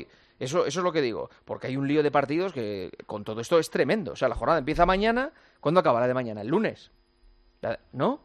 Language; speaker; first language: Spanish; native; Spanish